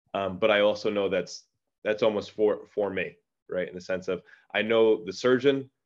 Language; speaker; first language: English; native; English